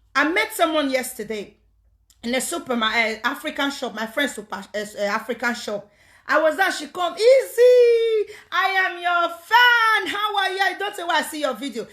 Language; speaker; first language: Nigerian Pidgin; native; Nigerian Pidgin